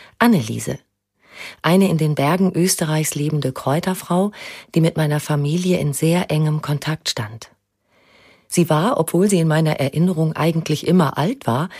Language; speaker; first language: German; native; German